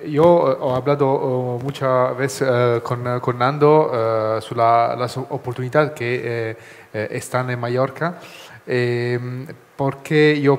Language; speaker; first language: Spanish; non-native, learner; Italian